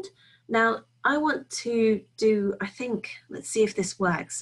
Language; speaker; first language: English; native; English